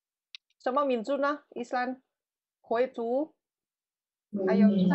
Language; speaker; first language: Chinese; non-native, fluent; Indonesian